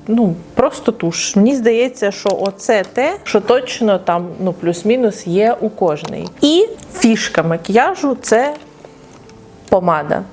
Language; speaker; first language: Ukrainian; non-native, local second language; Russian